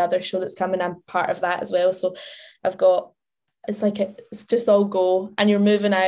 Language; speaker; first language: English; native; English